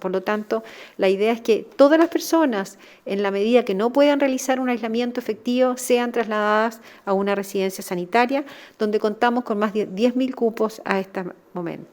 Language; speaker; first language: Spanish; native; Spanish